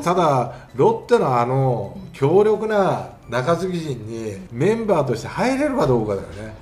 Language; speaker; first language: Japanese; native; Japanese